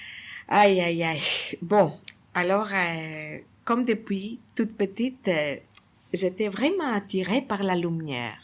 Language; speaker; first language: French; non-native, fluent; Greek